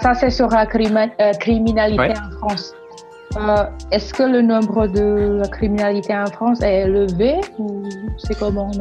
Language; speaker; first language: French; non-native, fluent; Indonesian